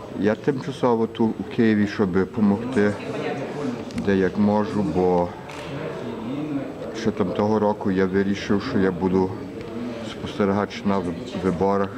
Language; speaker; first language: Ukrainian; early bilingual, heritage; Ukrainian